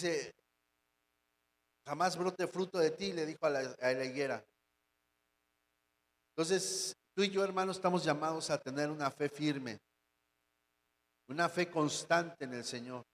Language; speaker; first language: Spanish; native; Spanish